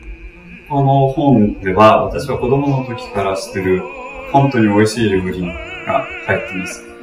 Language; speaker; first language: Japanese; non-native, fluent; Russian